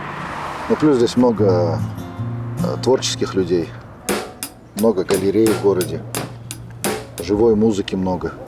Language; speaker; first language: Russian; native; Russian